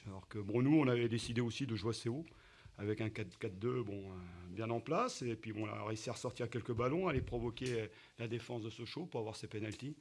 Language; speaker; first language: French; native; French